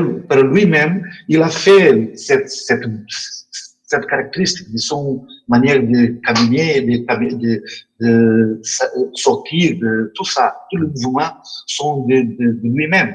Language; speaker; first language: French; non-native, learner; Portuguese